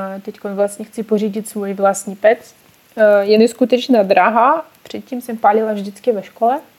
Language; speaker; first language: Czech; non-native, fluent; Russian